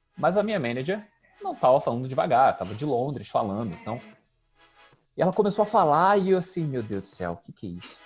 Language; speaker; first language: Portuguese; native; Portuguese